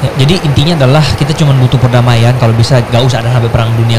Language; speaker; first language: Indonesian; native; Indonesian